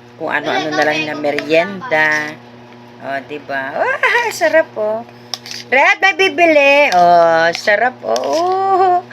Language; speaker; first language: Filipino; native; Filipino